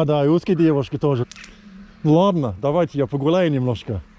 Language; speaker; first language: Russian; non-native, learner; English